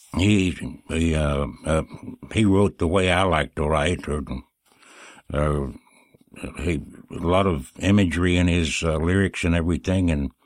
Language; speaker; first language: English; native; English